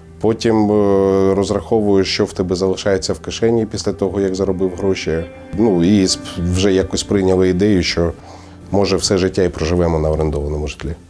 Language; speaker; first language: Ukrainian; native; Ukrainian